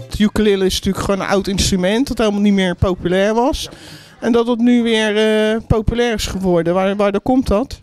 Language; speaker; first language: Dutch; native; Dutch